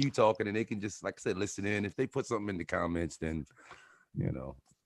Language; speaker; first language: English; native; English